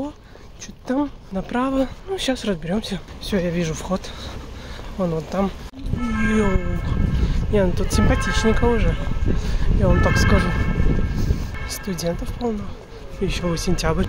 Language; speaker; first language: Russian; native; Russian